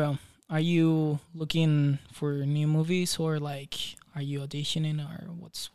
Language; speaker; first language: English; non-native, fluent; Spanish